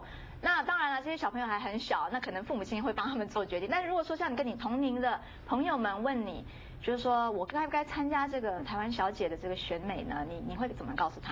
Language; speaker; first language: Chinese; native; Chinese